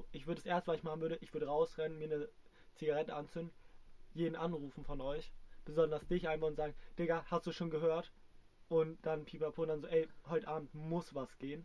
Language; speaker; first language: German; native; German